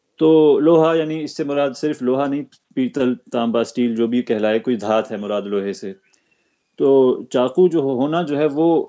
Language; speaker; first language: Urdu; native; Urdu